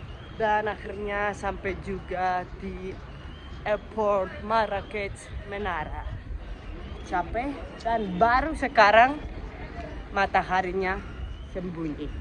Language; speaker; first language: Indonesian; non-native, fluent; Spanish